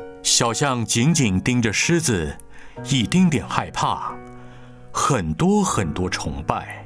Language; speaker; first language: Chinese; native; Chinese